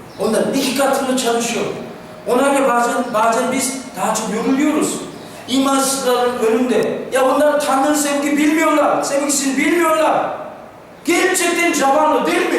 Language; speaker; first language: Turkish; non-native, fluent; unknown